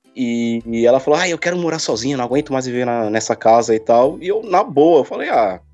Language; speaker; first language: Portuguese; native; Portuguese